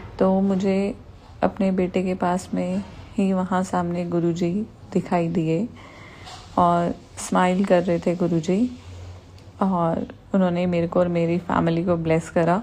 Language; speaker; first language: Hindi; native; Hindi